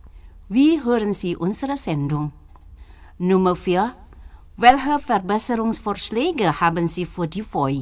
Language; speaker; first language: German; non-native, fluent; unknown